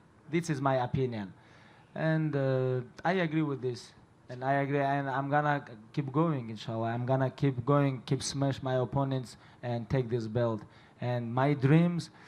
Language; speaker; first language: English; non-native, learner; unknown